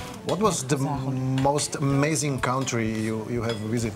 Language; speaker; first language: English; non-native, learner; Slovak